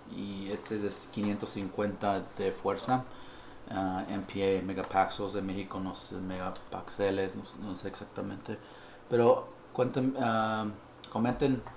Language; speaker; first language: Spanish; early bilingual, heritage; Spanish